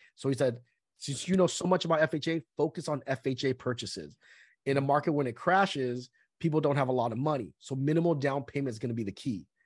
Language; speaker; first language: English; early bilingual, other home language; Vietnamese